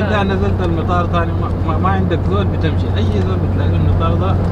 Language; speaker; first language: Arabic; non-native, learner; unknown